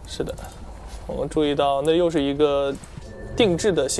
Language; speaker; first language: Chinese; native; Chinese